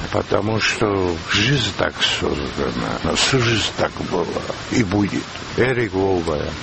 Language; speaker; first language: Russian; non-native, local second language; Abkhazian